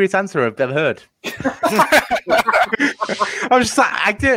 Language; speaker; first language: English; native; English